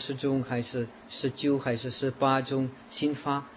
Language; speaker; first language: Chinese; non-native, fluent; Czech